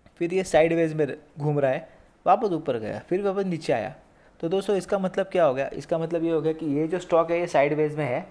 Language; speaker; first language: Hindi; native; Hindi